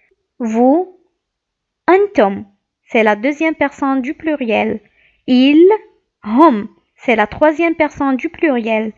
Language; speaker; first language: French; non-native, local second language; Arabic